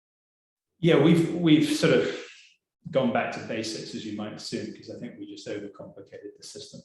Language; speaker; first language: English; native; English